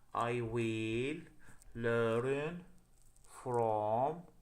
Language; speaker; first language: English; non-native, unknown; Azerbaijani